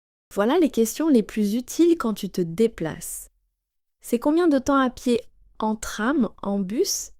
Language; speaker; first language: French; native; French